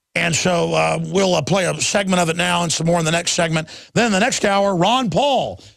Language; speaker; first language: English; native; English